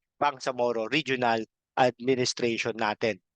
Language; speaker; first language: Filipino; native; Filipino